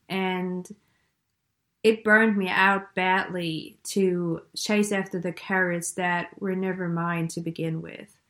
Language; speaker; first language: English; non-native, fluent; German